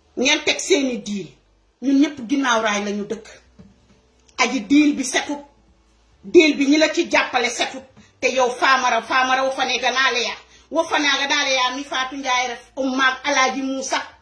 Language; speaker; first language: Wolof; non-native, local second language; Serer